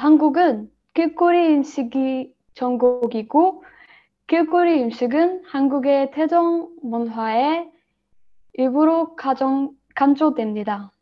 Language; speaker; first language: Korean; non-native, learner; Arabic